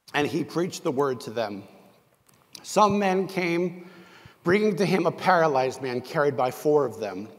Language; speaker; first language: English; native; English